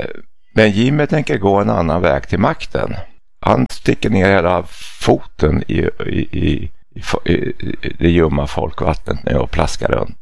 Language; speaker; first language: Swedish; native; Swedish